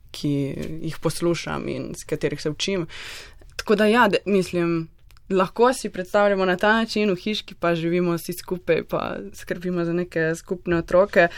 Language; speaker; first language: Slovenian; native; Slovenian